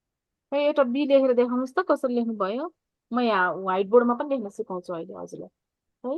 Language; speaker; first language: Nepali; native; Nepali